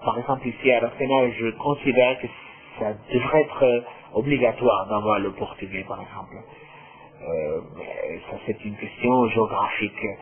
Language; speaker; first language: French; non-native, fluent; Spanish